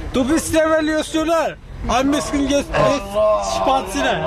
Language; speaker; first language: German; non-native, learner; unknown